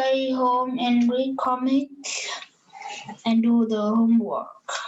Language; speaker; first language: English; non-native, learner; Vietnamese